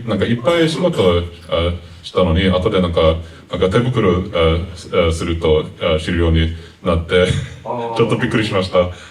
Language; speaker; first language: Japanese; non-native, fluent; English